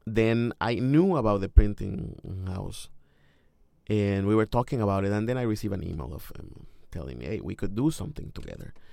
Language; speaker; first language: English; non-native, fluent; Spanish